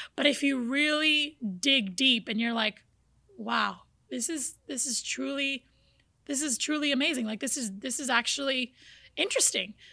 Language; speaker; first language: English; early bilingual, other home language; Portuguese